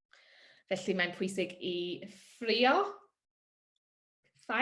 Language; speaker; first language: Welsh; non-native, learner; English